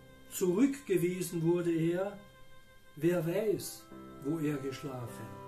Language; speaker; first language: German; native; German